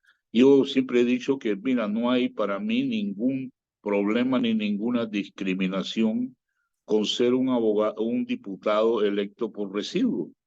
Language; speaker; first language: Spanish; native; Spanish